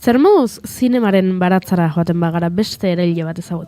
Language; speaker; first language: Basque; native; Basque